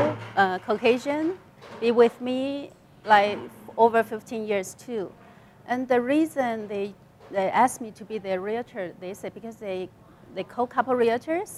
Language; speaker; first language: English; non-native, learner; Chinese